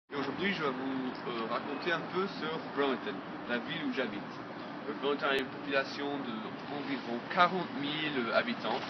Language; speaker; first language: French; non-native, fluent; English